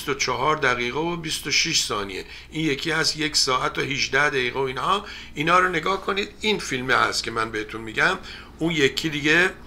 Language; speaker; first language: Persian; native; Persian